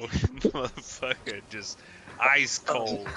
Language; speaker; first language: English; native; English